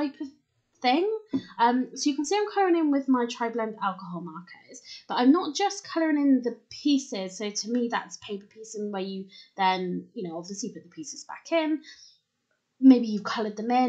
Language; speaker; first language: English; native; English